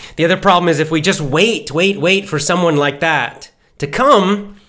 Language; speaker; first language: English; native; English